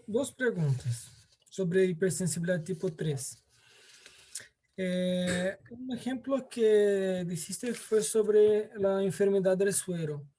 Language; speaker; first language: Spanish; non-native, fluent; Portuguese